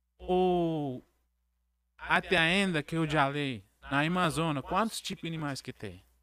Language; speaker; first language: Portuguese; non-native, learner; Arabic